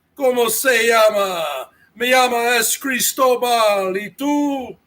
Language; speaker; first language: Spanish; non-native, learner; English